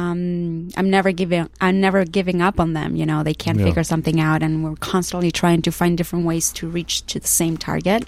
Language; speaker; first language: English; non-native, fluent; Spanish